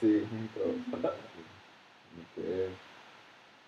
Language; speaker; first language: Spanish; non-native, fluent; Russian